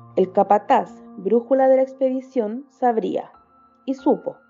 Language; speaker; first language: Spanish; native; Spanish